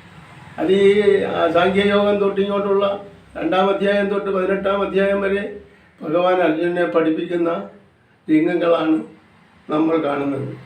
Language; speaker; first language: Malayalam; native; Malayalam